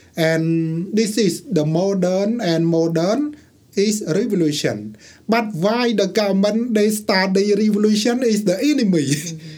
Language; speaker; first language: English; non-native, learner; Khmer